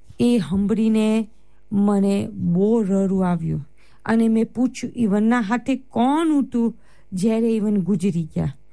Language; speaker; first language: Gujarati; early bilingual, heritage; Gujarati